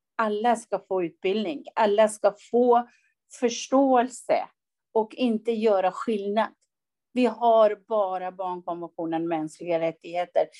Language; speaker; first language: Swedish; non-native, fluent; Persian